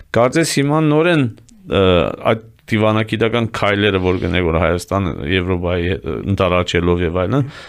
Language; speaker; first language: Armenian; early bilingual, heritage; Armenian